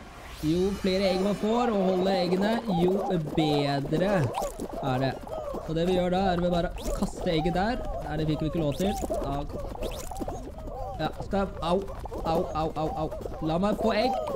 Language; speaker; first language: Norwegian; native; Norwegian